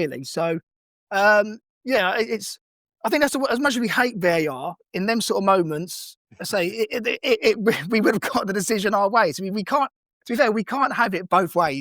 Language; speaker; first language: English; native; English